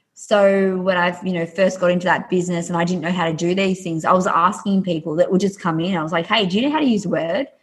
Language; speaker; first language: English; native; English